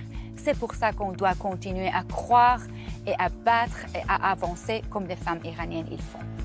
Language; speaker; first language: French; non-native, fluent; Persian